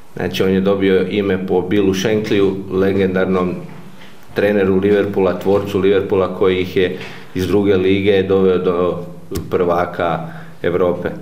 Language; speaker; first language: Croatian; native; Croatian